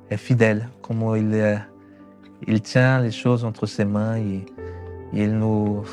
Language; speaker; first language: French; non-native, fluent; Portuguese